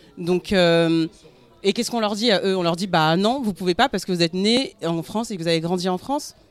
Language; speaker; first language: French; early bilingual, other home language; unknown